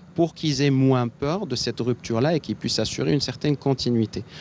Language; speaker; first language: French; non-native, local second language; Arabic